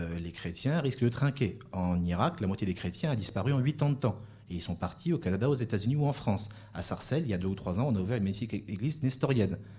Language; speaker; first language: French; native; French